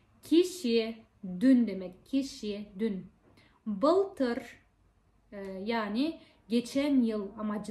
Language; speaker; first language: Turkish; non-native, fluent; Kazakh